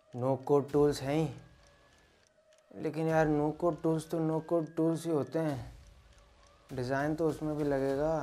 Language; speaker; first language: Hindi; native; Hindi